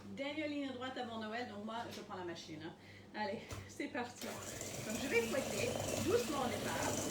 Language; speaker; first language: French; non-native, fluent; English